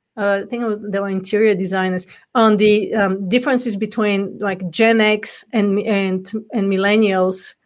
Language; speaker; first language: English; non-native, fluent; Bulgarian